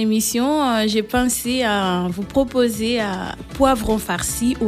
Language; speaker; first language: French; non-native, fluent; Portuguese